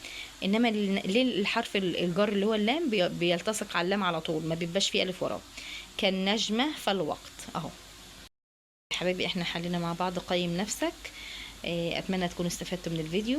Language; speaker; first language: Arabic; native; Arabic